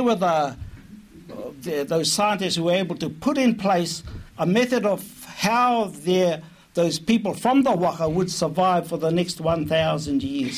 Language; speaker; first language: English; native; English